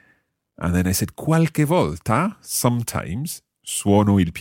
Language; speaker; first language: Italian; non-native, fluent; English